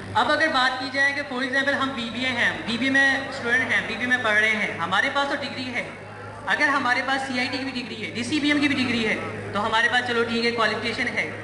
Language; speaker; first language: Urdu; non-native, local second language; Sindhi